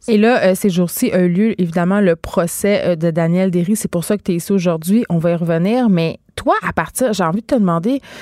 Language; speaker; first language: French; native; French